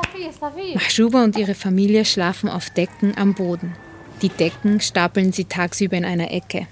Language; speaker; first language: German; native; German